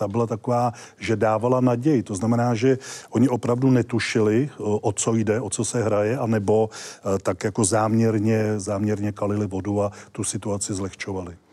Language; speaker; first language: Czech; native; Czech